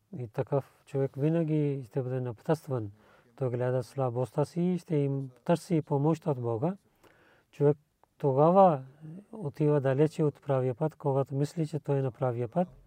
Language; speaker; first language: Bulgarian; non-native, learner; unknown